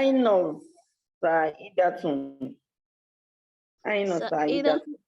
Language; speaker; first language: Arabic; non-native, learner; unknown